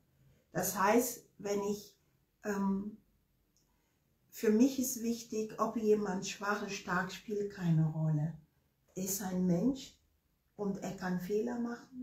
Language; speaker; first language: German; non-native, fluent; Ewe